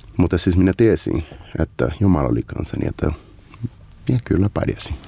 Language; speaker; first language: Finnish; non-native, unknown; Portuguese